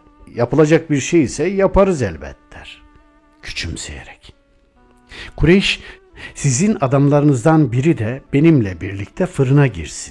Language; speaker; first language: Turkish; native; Turkish